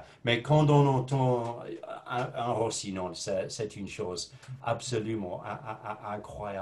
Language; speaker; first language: French; non-native, fluent; English